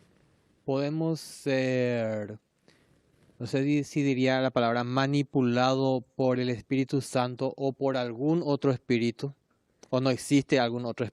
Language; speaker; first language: Spanish; native; Spanish